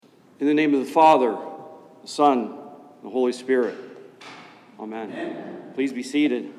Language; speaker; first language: English; native; English